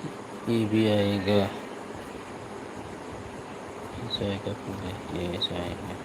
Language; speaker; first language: Hindi; non-native, local second language; Bodo